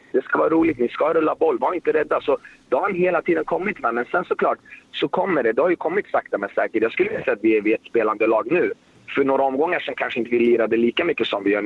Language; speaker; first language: Swedish; native; Swedish